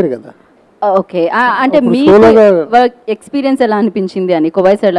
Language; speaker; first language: Telugu; native; Telugu